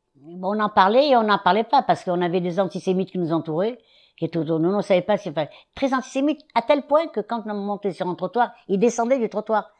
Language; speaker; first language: French; native; French